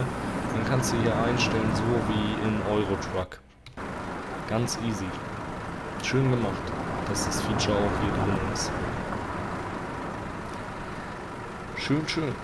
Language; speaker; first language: German; native; German